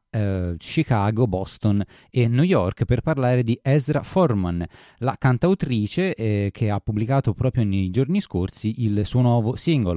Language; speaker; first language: Italian; native; Italian